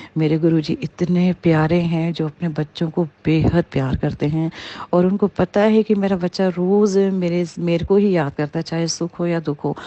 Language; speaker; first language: Hindi; native; Hindi